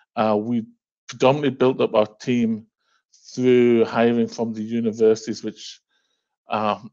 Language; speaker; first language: English; native; English